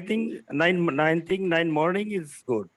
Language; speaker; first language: English; non-native, learner; Bangla